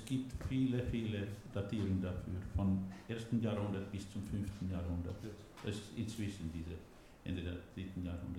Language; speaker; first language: German; non-native, learner; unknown